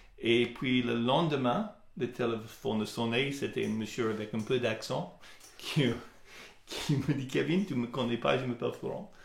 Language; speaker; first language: French; non-native, fluent; English